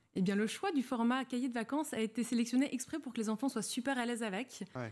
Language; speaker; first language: French; native; French